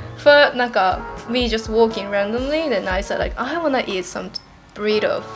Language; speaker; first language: English; non-native, learner; Japanese